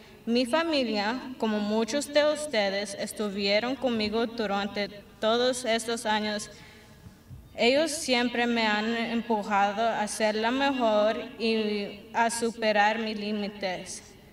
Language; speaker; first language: Spanish; early bilingual, heritage; Spanish